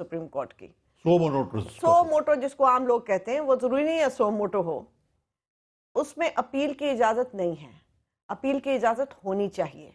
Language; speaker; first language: Urdu; native; Urdu